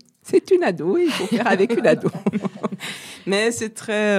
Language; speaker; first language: French; native; French